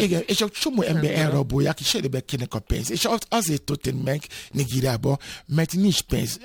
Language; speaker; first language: Hungarian; non-native, fluent; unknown